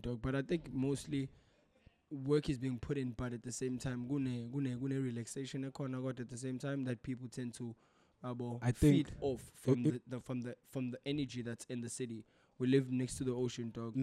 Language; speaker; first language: English; non-native, local second language; Zulu